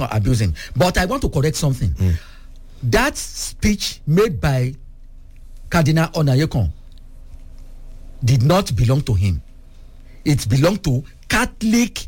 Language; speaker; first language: English; non-native, local second language; Yoruba